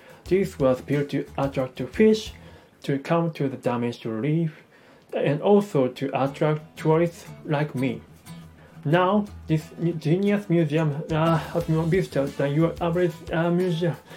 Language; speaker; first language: English; non-native, learner; Japanese